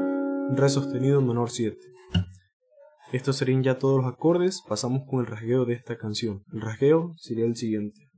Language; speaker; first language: Spanish; native; Spanish